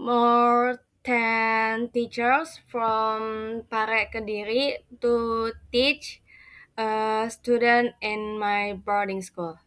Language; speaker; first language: English; non-native, learner; Indonesian